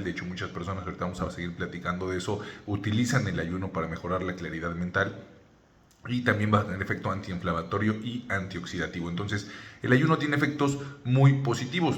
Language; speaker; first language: Spanish; native; Spanish